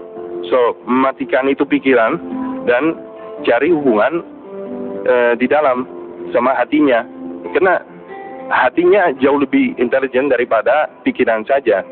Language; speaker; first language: Indonesian; non-native, fluent; Dutch